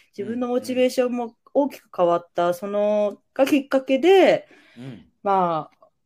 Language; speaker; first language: Japanese; native; Japanese